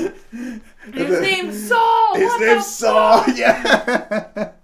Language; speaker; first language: English; early bilingual, other home language; Italian